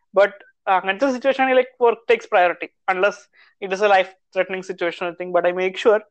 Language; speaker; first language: English; non-native, local second language; Malayalam